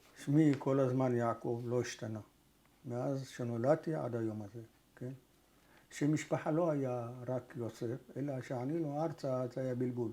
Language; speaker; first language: Hebrew; early bilingual, other home language; Arabic